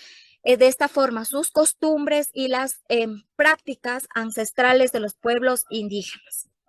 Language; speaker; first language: Spanish; native; Spanish